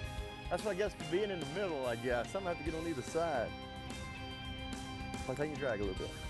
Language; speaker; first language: English; native; English